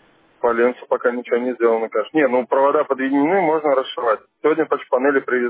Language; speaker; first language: Russian; native; Russian